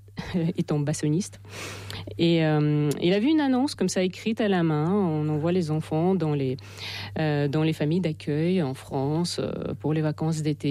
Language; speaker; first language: French; non-native, fluent; Ukrainian